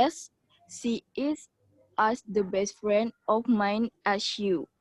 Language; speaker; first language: English; non-native, learner; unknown